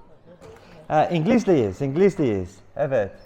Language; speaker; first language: Turkish; non-native, learner; English